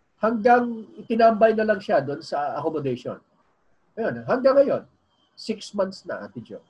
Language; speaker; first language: Filipino; native; Filipino